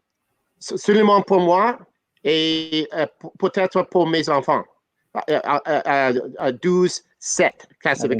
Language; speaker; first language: French; non-native, local second language; English